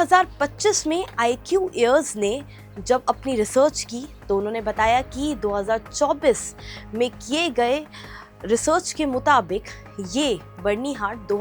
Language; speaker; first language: Hindi; native; Hindi